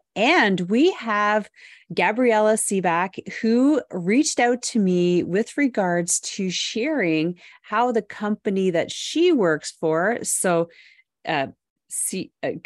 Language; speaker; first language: English; native; English